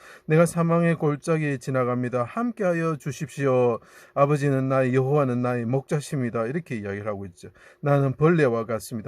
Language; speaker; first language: Korean; native; Korean